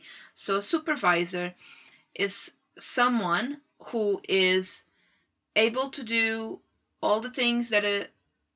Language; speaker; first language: English; non-native, fluent; Portuguese